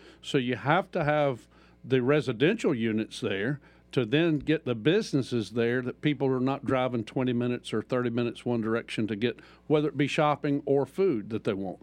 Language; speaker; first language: English; native; English